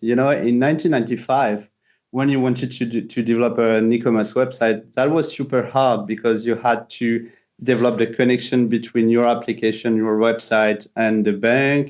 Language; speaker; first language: English; non-native, fluent; French